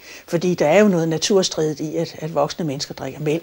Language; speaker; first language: Danish; native; Danish